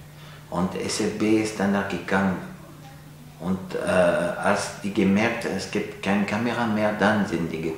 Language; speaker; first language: German; non-native, fluent; French